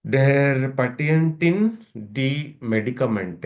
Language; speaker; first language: German; non-native, learner; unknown